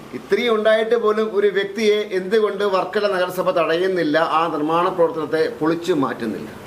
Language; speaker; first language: Malayalam; native; Malayalam